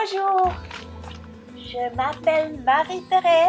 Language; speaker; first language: French; non-native, learner; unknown